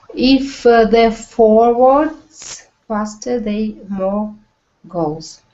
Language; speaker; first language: English; non-native, learner; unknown